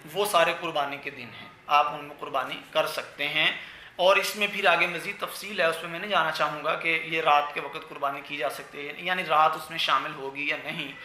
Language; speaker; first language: Urdu; non-native, local second language; Punjabi